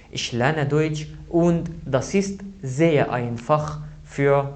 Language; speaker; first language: German; non-native, learner; Arabic